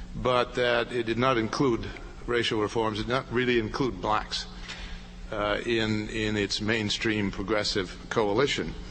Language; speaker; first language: English; native; English